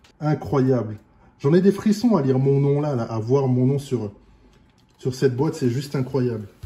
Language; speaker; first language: French; native; French